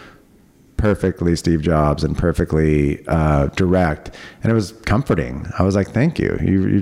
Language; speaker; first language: English; native; English